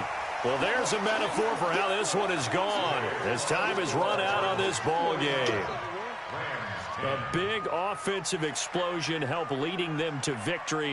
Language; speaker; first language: English; native; English